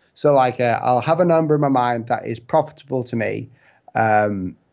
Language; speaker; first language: English; native; English